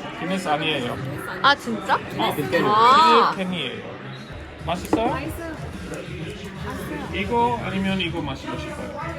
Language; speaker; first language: Korean; non-native, learner; German